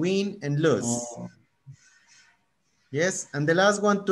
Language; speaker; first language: English; non-native, fluent; Spanish